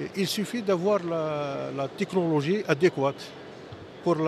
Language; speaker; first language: French; non-native, local second language; Arabic